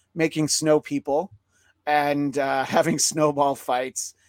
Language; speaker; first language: English; native; English